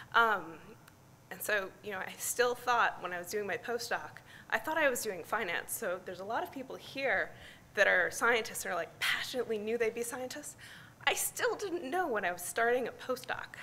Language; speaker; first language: English; native; English